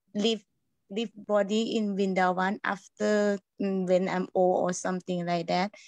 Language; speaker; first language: English; non-native, learner; Thai